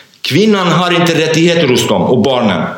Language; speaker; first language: Swedish; non-native, fluent; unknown